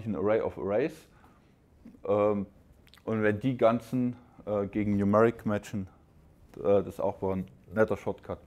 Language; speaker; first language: German; native; German